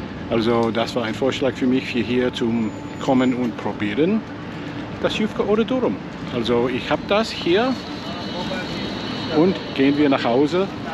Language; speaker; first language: German; non-native, learner; English